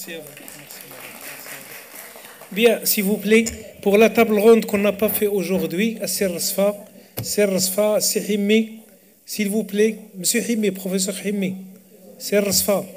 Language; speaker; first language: French; non-native, local second language; Arabic